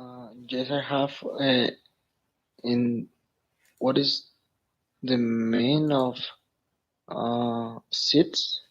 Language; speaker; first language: English; non-native, learner; Spanish